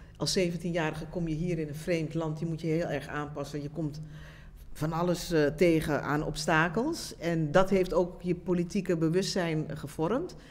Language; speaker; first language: Dutch; native; Dutch